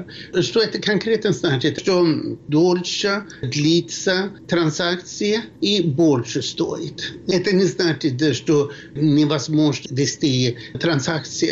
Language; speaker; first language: Russian; non-native, fluent; Swedish